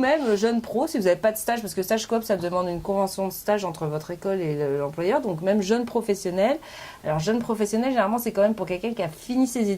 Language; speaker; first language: French; native; French